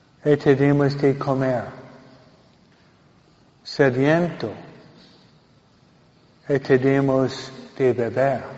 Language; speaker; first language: Spanish; non-native, fluent; English